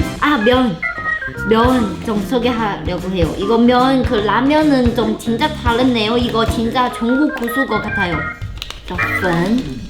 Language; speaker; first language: Korean; non-native, learner; Chinese